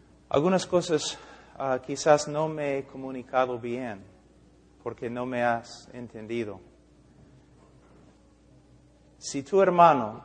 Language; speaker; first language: Spanish; non-native, fluent; English